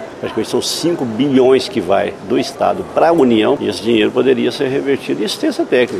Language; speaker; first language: Portuguese; native; Portuguese